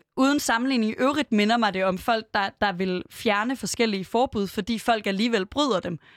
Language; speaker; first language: Danish; native; Danish